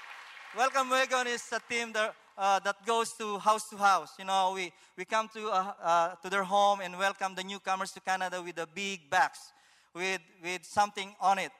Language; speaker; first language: English; non-native, local second language; Filipino